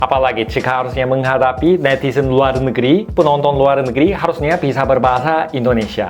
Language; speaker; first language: Indonesian; non-native, fluent; Korean